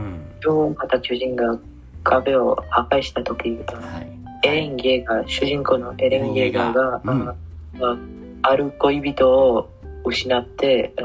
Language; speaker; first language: Japanese; non-native, learner; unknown